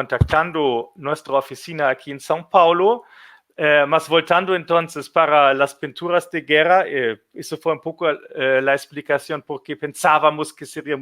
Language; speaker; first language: Spanish; non-native, fluent; German